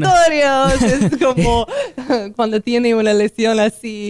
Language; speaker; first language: Spanish; non-native, learner; English